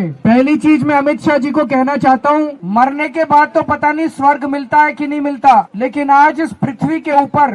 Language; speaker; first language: Hindi; native; Hindi